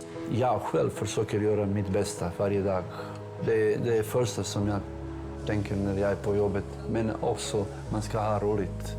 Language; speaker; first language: Swedish; non-native, fluent; Bosnian